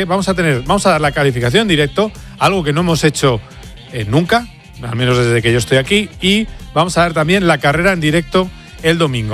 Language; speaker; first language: Spanish; native; Spanish